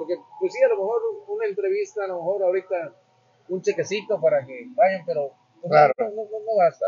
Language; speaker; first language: Spanish; native; Spanish